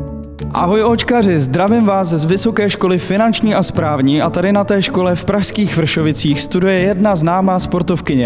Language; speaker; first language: Czech; native; Czech